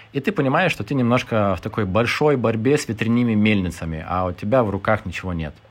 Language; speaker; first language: Russian; non-native, fluent; Lithuanian